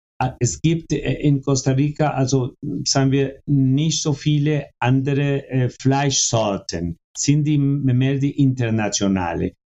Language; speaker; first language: German; non-native, fluent; Spanish